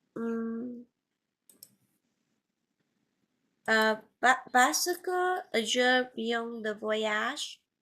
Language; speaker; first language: French; non-native, learner; Vietnamese